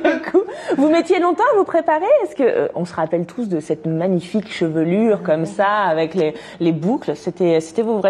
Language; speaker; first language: French; native; French